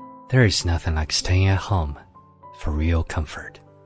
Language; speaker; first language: English; non-native, fluent; Chinese